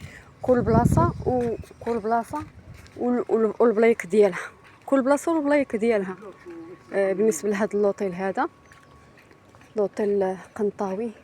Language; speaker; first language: Arabic; native; Arabic